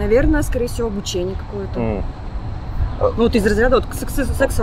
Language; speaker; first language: Russian; native; Russian